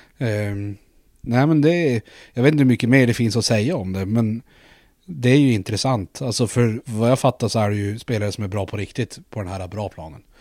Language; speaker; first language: Swedish; native; Swedish